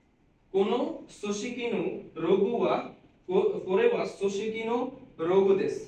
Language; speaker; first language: Japanese; non-native, learner; Bangla